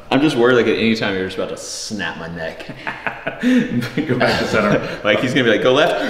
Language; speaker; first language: English; native; English